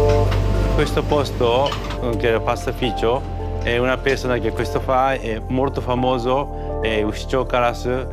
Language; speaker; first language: Italian; non-native, learner; Japanese